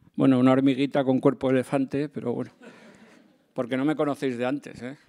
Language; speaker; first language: Spanish; native; Spanish